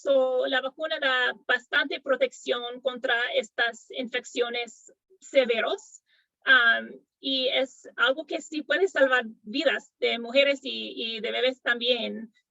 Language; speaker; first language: Spanish; non-native, fluent; English